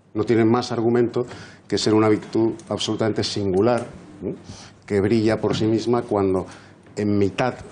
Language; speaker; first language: Spanish; native; Spanish